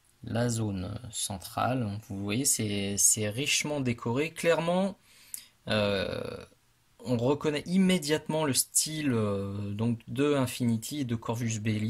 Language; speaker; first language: French; native; French